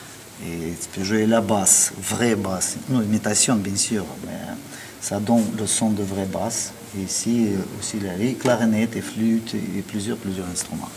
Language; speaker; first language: French; non-native, learner; Russian